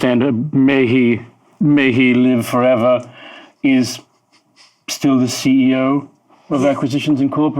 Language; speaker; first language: English; native; English